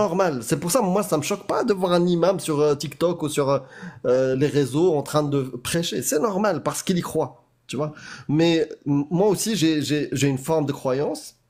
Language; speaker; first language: French; native; French